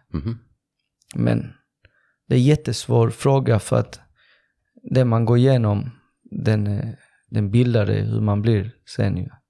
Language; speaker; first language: Swedish; early bilingual, other home language; Persian